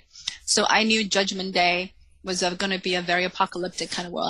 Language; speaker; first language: English; early bilingual, other home language; Spanish